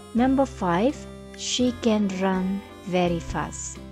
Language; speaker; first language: English; non-native, fluent; Indonesian